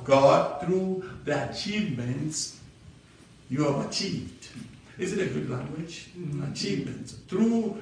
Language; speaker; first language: English; non-native, local second language; Akan